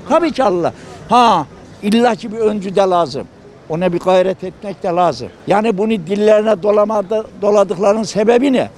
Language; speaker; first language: Turkish; native; Turkish